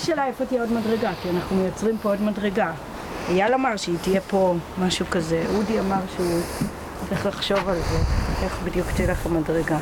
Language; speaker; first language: Hebrew; native; Hebrew